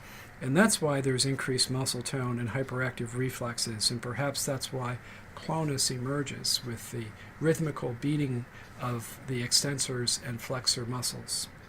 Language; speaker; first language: English; native; English